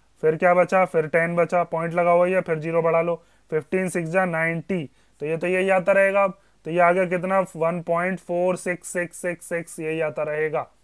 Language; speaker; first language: Hindi; native; Hindi